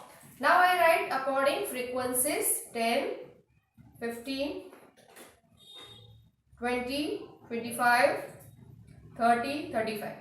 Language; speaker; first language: English; non-native, local second language; Hindi